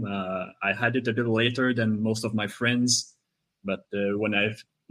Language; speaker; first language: English; non-native, fluent; French